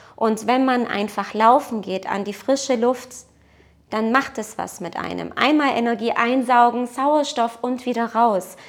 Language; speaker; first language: German; early bilingual, other home language; Portuguese